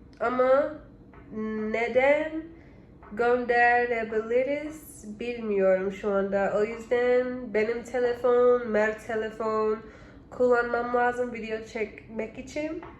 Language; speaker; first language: Turkish; non-native, learner; English